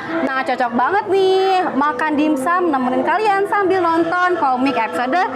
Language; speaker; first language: Indonesian; native; Indonesian